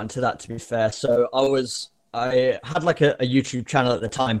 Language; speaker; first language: English; native; English